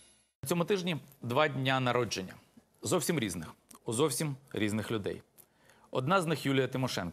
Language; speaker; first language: Ukrainian; native; Ukrainian